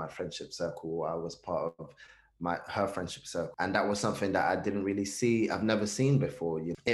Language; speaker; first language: English; early bilingual, other home language; Hausa